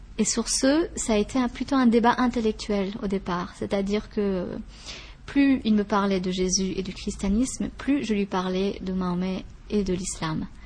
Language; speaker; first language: French; early bilingual, other home language; Persian